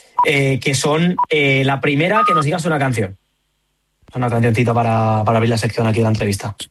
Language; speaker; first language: Spanish; native; Spanish